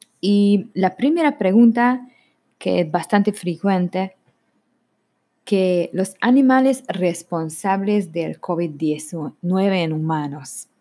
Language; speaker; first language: Spanish; non-native, learner; Hungarian